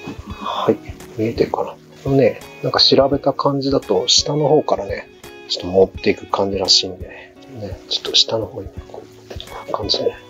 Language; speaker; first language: Japanese; native; Japanese